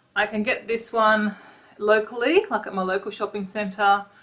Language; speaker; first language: English; native; English